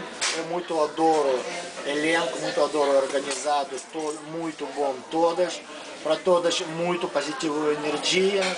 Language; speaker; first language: Portuguese; non-native, learner; Russian